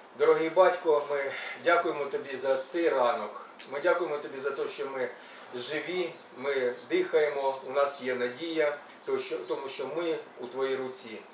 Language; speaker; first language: Ukrainian; non-native, local second language; Russian